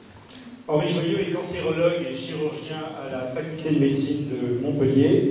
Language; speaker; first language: French; native; French